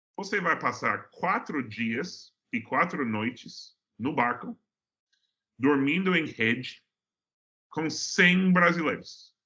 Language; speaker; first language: Portuguese; non-native, fluent; English